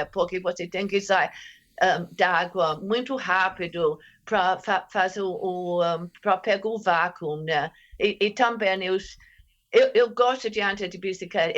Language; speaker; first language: Portuguese; non-native, fluent; English